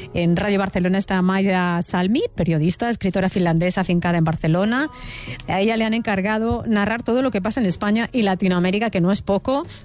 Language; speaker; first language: Spanish; native; Spanish